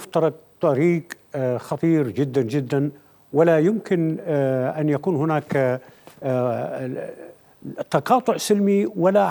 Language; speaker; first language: Arabic; native; Arabic